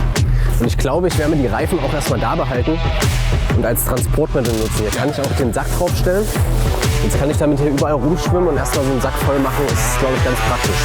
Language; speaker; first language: German; native; German